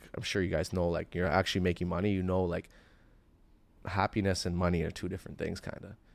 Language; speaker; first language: English; native; English